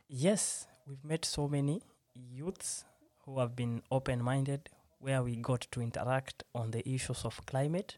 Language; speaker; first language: English; non-native, local second language; Swahili